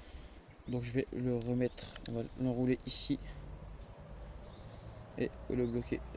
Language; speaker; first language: French; native; French